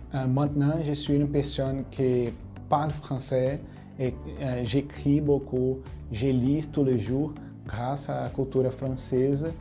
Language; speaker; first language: French; non-native, learner; Portuguese